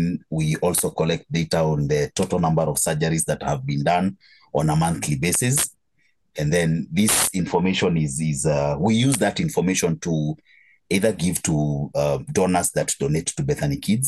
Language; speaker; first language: English; non-native, local second language; Kikuyu